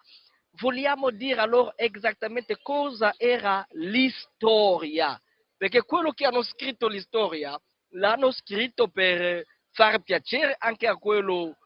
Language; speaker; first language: Italian; non-native, fluent; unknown